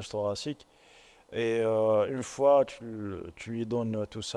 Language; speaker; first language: French; non-native, local second language; Arabic